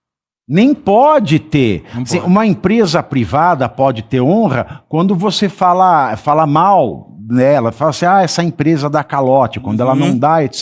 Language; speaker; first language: Portuguese; native; Portuguese